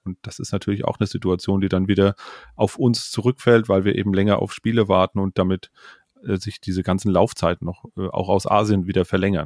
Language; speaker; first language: German; native; German